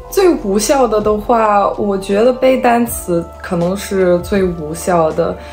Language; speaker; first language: Chinese; non-native, fluent; Serbian